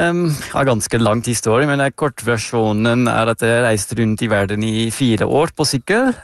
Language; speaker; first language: Norwegian; non-native, fluent; Dutch